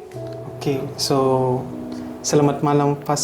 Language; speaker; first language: Indonesian; non-native, fluent; Hiligaynon